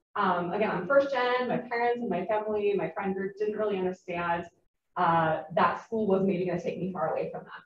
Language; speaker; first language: English; native; English